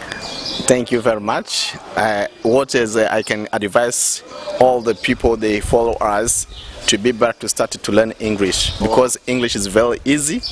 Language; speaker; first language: English; non-native, local second language; Rundi